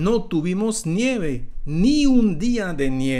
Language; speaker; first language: Spanish; non-native, fluent; French